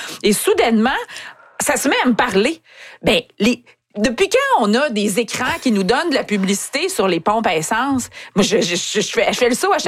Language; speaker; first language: French; native; French